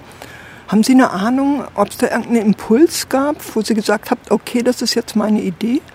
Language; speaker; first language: German; native; German